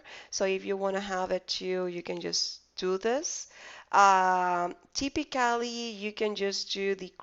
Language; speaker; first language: English; non-native, fluent; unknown